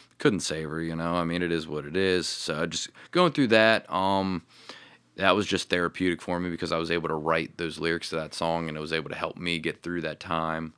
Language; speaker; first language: English; native; English